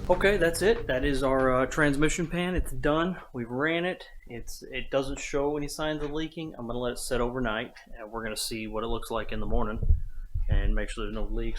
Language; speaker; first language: English; native; English